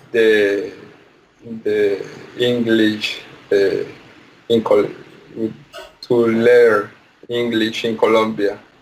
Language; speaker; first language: English; non-native, learner; Spanish